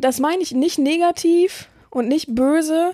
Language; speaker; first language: German; native; German